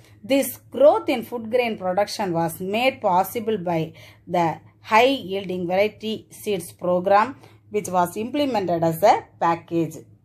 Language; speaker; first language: English; non-native, local second language; Tamil